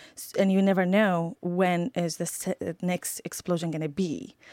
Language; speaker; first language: English; non-native, fluent; Arabic